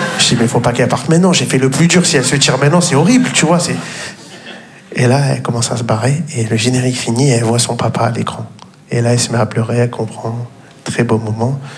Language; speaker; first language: French; native; French